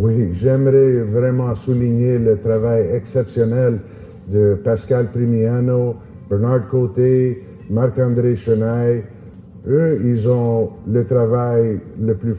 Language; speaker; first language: French; non-native, local second language; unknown